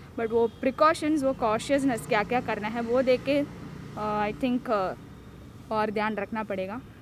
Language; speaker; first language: Hindi; non-native, local second language; Telugu